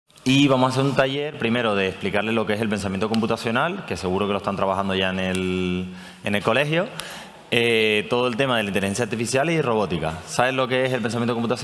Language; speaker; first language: Spanish; native; Spanish